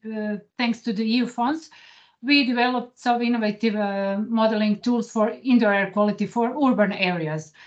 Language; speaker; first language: English; non-native, fluent; Croatian